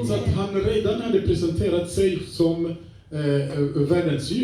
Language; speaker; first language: Swedish; non-native, fluent; French